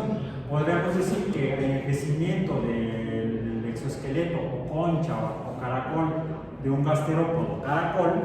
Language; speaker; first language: Spanish; native; Spanish